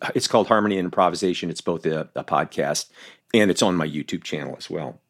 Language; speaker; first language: English; native; English